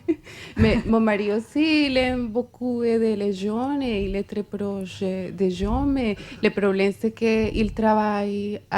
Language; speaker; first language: French; non-native, fluent; Spanish